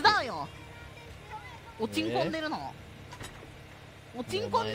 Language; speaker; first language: Japanese; native; Japanese